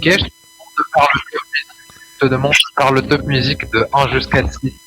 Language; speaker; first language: French; non-native, local second language; Arabic